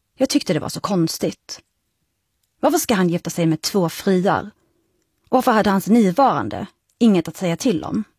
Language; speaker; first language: Swedish; early bilingual, other home language; Arabic